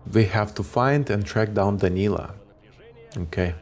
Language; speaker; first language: English; non-native, fluent; Ukrainian